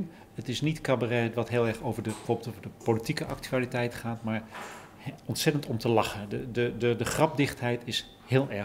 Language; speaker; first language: Dutch; native; Dutch